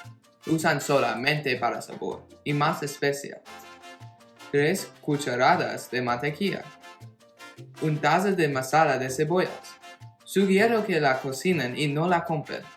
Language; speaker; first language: Spanish; non-native, learner; English